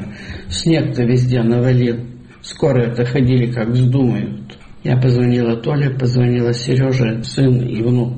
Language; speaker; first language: Russian; native; Russian